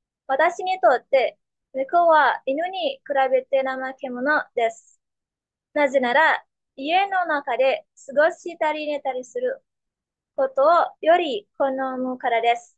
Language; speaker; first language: Japanese; non-native, learner; Indonesian